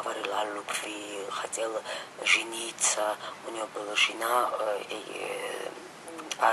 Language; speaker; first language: Russian; non-native, fluent; Georgian